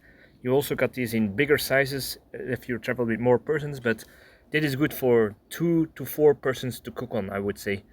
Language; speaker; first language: English; non-native, fluent; Dutch